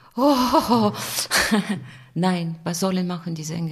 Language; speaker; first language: German; non-native, fluent; Bulgarian